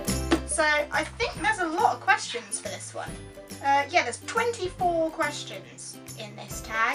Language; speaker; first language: English; native; English